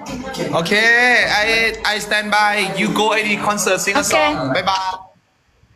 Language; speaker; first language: English; non-native, learner; Thai